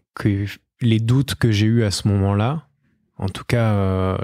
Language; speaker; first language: French; native; French